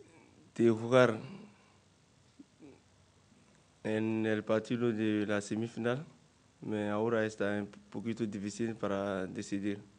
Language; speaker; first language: Spanish; non-native, learner; French